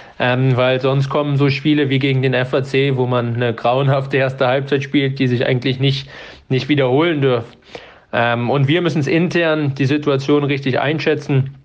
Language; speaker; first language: German; native; German